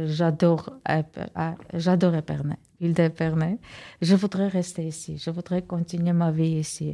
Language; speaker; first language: French; non-native, learner; Armenian